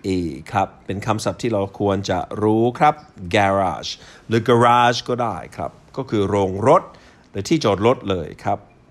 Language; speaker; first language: Thai; non-native, fluent; English